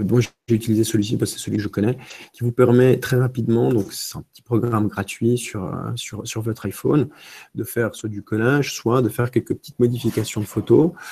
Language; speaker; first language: French; early bilingual, other home language; Romanian